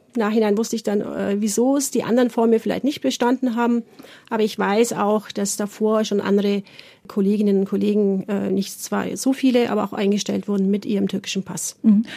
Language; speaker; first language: German; early bilingual, other home language; Turkish